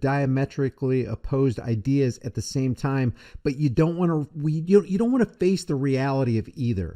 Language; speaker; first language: English; native; English